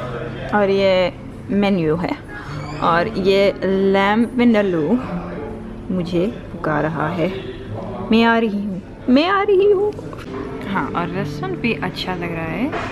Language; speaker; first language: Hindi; early bilingual, heritage; Hindi